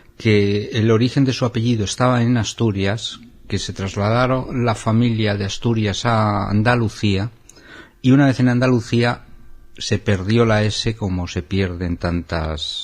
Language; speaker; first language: Spanish; native; Spanish